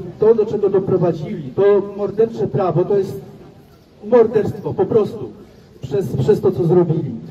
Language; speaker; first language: Polish; native; Polish